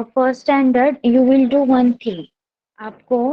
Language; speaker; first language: Hindi; non-native, local second language; Marathi